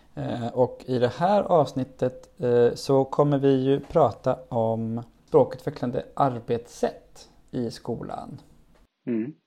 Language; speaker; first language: Swedish; native; Swedish